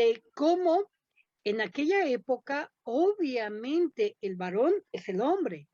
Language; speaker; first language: Spanish; native; Spanish